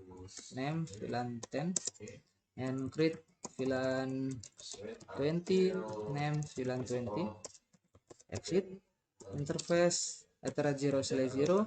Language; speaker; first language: English; non-native, learner; Indonesian